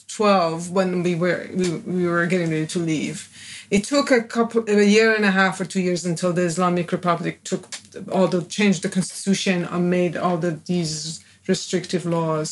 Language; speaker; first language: English; non-native, fluent; Persian